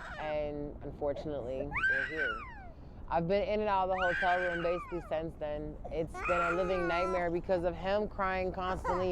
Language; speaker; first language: English; native; English